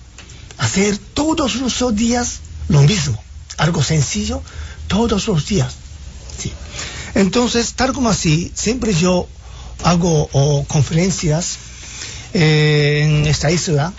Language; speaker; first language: Spanish; non-native, fluent; Japanese